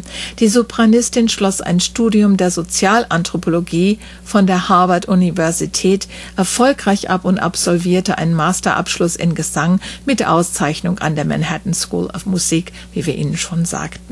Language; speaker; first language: German; native; German